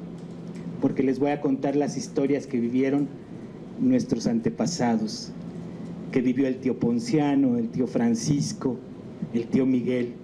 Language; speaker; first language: Spanish; native; Spanish